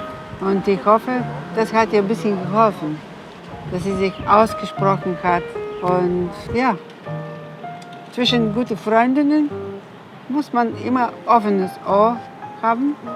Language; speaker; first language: German; non-native, fluent; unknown